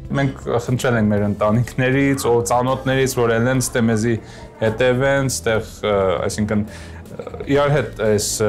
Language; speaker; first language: Armenian; early bilingual, heritage; Armenian